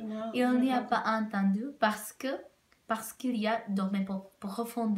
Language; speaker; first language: French; non-native, learner; Czech